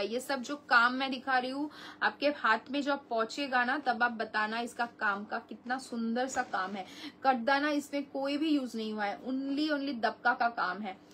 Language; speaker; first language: Hindi; non-native, local second language; Bangla